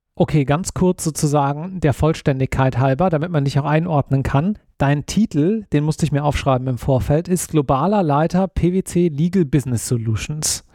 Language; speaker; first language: German; native; German